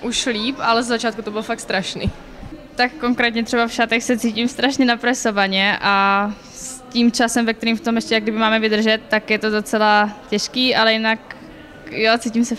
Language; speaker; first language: Czech; native; Czech